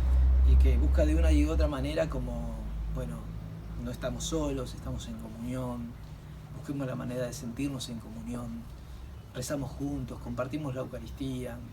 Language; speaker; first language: Spanish; native; Spanish